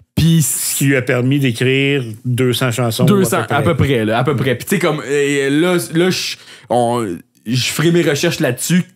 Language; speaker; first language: French; native; French